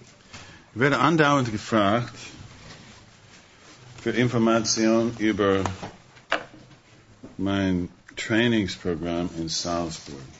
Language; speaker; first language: German; non-native, fluent; English